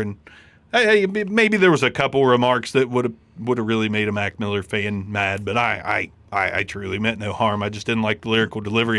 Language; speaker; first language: English; native; English